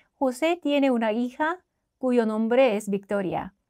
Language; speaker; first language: Spanish; non-native, fluent; Korean